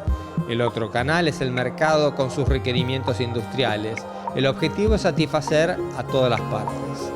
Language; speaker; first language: Spanish; native; Spanish